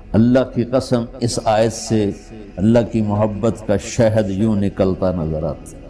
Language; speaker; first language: Urdu; non-native, local second language; Punjabi